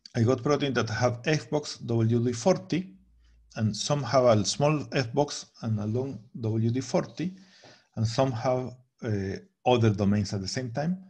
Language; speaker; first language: English; non-native, fluent; Spanish